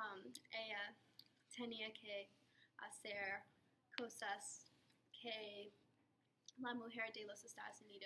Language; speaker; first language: Spanish; non-native, learner; English